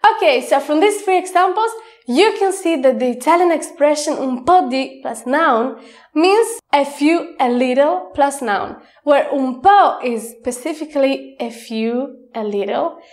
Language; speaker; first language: English; non-native, fluent; Italian